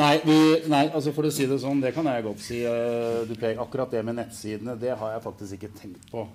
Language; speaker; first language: Norwegian; native; Norwegian